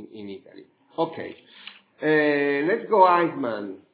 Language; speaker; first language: English; non-native, fluent; Italian